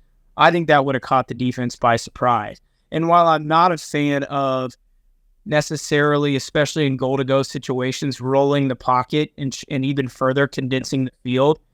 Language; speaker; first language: English; native; English